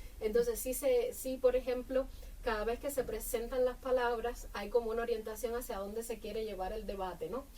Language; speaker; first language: Spanish; native; Spanish